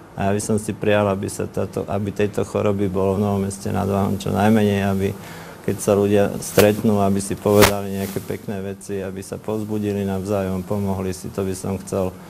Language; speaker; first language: Slovak; native; Slovak